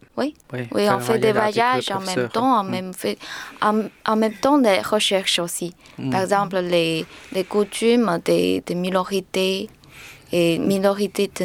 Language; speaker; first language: French; non-native, learner; Chinese